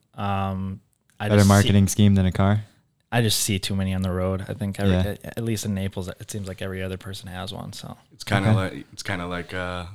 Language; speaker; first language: English; native; English